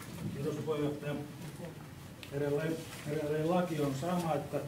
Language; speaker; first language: Finnish; native; Finnish